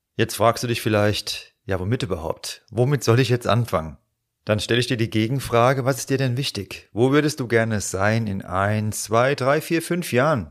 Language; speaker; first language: German; native; German